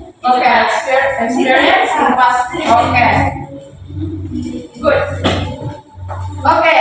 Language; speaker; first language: English; non-native, learner; Indonesian